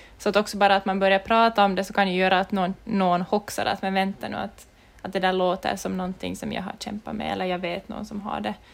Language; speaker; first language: Swedish; native; Swedish